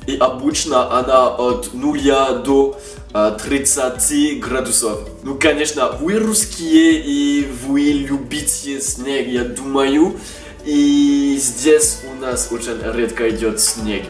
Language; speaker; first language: Russian; non-native, learner; French